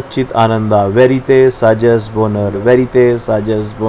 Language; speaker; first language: French; non-native, learner; Hindi